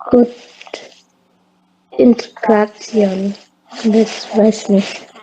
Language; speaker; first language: German; non-native, learner; Indonesian